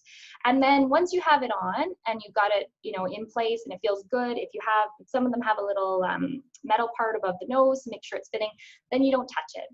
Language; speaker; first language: English; native; English